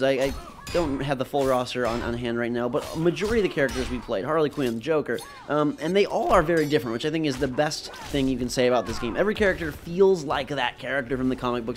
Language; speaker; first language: English; native; English